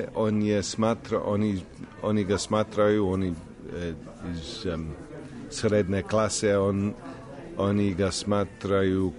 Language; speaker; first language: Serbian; non-native, fluent; English